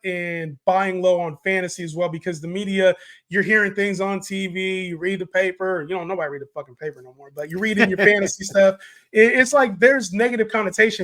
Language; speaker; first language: English; native; English